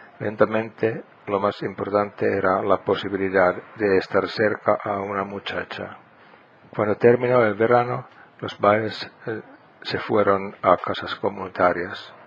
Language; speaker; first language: Spanish; non-native, fluent; Finnish